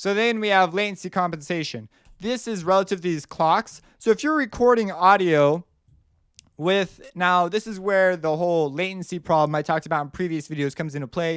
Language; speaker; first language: English; native; English